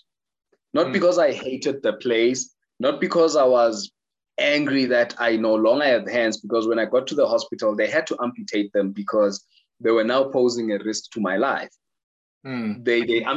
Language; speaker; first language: English; non-native, local second language; Zulu